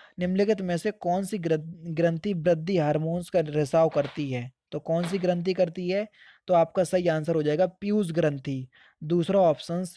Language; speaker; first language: Hindi; native; Hindi